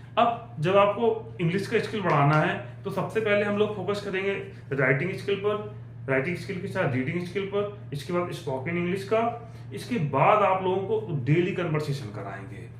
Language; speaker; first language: Hindi; native; Hindi